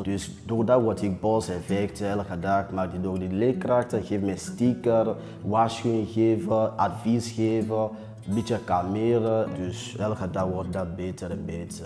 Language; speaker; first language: Dutch; non-native, learner; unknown